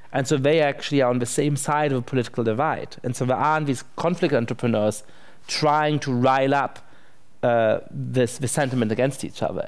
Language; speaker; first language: English; non-native, fluent; German